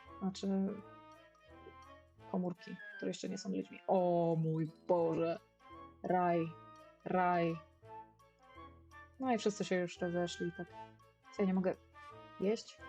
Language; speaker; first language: Polish; native; Polish